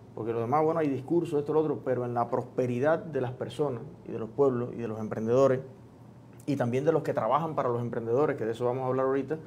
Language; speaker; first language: Spanish; native; Spanish